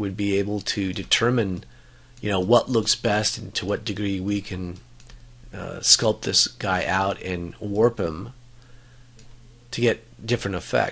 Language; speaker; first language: English; native; English